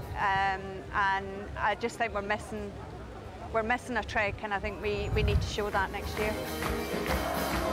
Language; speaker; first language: English; native; English